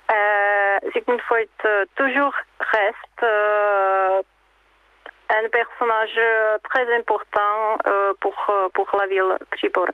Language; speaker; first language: French; non-native, learner; Czech